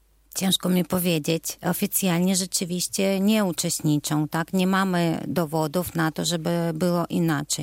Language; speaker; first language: Polish; non-native, fluent; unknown